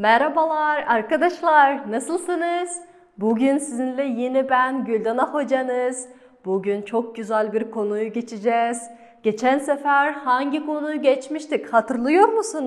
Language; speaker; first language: Turkish; non-native, fluent; Kazakh